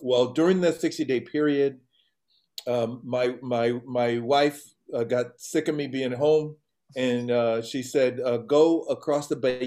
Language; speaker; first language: English; native; English